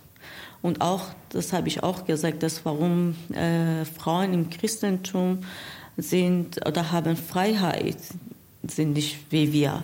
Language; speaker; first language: German; non-native, learner; Persian